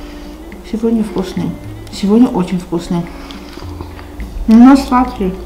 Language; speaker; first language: Russian; non-native, learner; Armenian